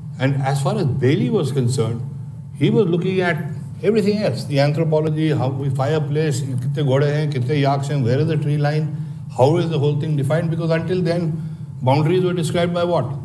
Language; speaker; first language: English; non-native, local second language; Hindi